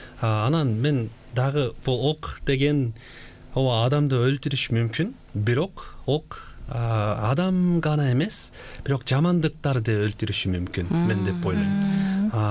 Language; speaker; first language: Kyrgyz; non-native, fluent; Korean